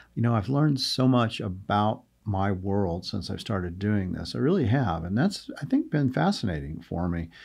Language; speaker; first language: English; native; English